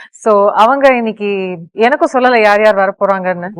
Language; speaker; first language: Tamil; native; Tamil